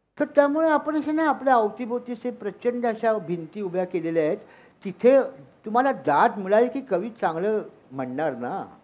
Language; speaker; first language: Marathi; native; Marathi